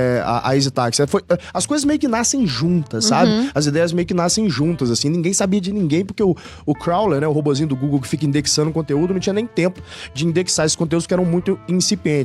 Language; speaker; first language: Portuguese; native; Portuguese